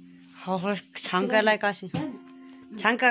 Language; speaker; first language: Chinese; non-native, learner; Nepali